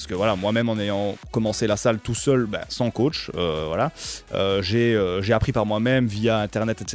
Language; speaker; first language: French; native; French